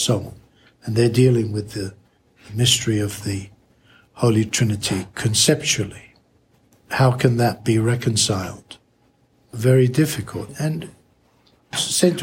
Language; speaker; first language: English; native; English